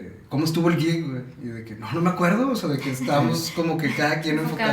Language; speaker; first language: Spanish; native; Spanish